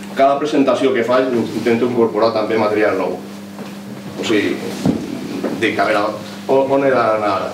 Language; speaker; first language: Catalan; non-native, local second language; Spanish